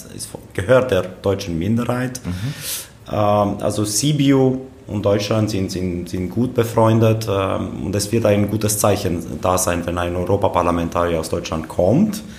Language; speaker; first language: German; non-native, fluent; Romanian